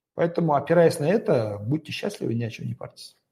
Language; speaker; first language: Russian; non-native, local second language; Kazakh